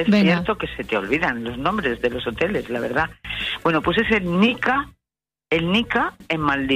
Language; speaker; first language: Spanish; native; Spanish